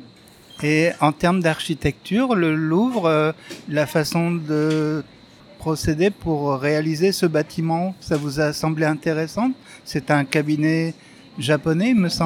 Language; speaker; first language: French; native; French